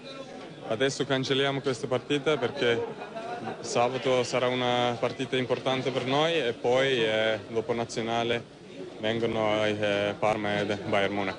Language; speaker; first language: Italian; non-native, fluent; Turkish